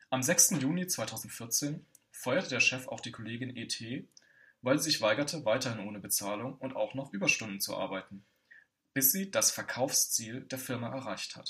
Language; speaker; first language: German; native; German